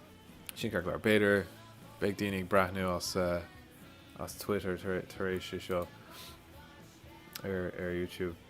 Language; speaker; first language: Irish; non-native, local second language; English